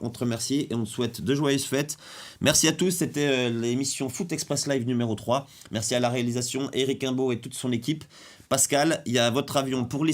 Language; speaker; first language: French; native; French